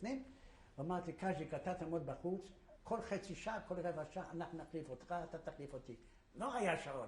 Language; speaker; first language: Hebrew; non-native, fluent; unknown